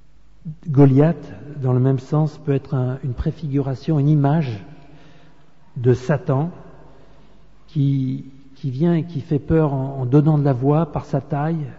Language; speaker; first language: French; native; French